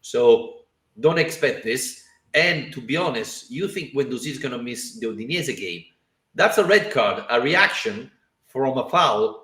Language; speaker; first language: English; non-native, fluent; Italian